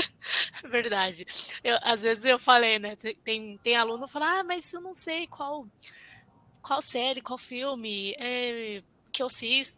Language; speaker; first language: Portuguese; non-native, fluent; Chinese